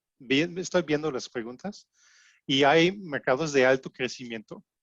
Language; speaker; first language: Spanish; non-native, fluent; French